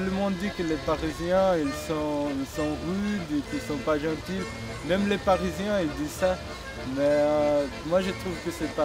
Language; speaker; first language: French; non-native, fluent; Portuguese